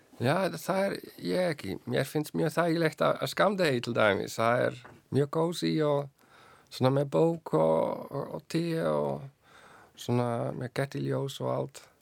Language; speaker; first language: Icelandic; non-native, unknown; Dutch